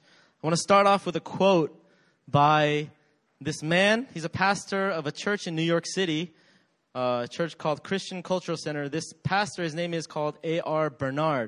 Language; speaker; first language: English; native; English